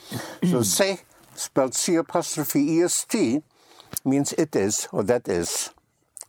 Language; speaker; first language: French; non-native, fluent; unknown